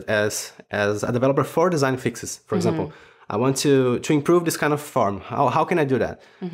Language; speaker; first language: English; non-native, fluent; Portuguese